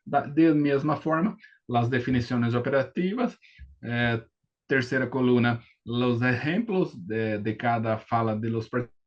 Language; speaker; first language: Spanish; non-native, learner; Portuguese